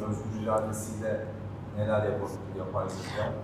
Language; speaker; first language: Turkish; native; Turkish